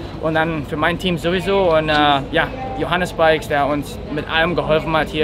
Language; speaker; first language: German; native; German